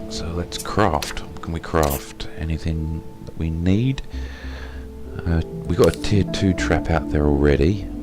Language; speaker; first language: English; native; English